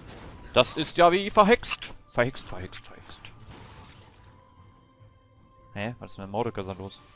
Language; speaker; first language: German; native; German